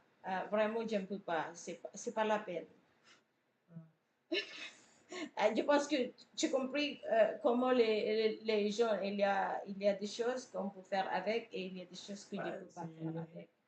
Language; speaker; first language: French; non-native, fluent; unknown